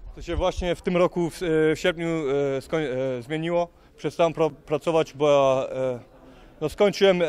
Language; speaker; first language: Polish; early bilingual, heritage; Polish